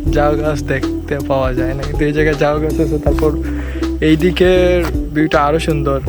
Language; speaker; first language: Bangla; non-native, local second language; Sylheti